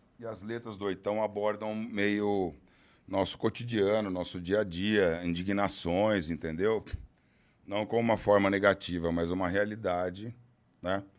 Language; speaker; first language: Portuguese; native; Portuguese